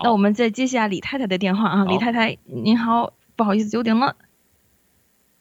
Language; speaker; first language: Chinese; native; Chinese